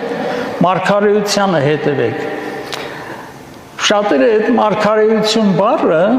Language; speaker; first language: Armenian; native; Armenian